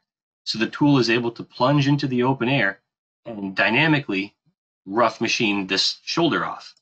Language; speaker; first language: English; native; English